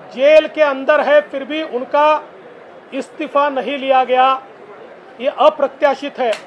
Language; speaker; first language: Hindi; non-native, local second language; Marathi